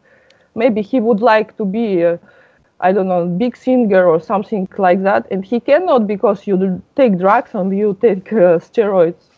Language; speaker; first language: English; non-native, learner; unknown